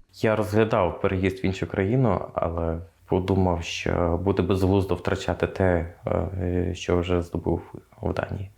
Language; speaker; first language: Ukrainian; native; Ukrainian